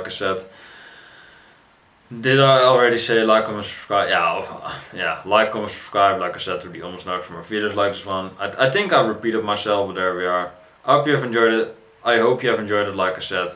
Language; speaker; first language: English; non-native, fluent; Dutch